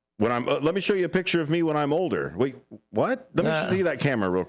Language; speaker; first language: English; native; English